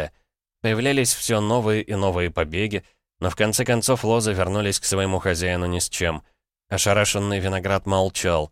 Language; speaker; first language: Russian; native; Russian